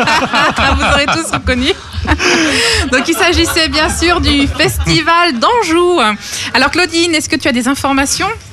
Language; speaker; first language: French; native; French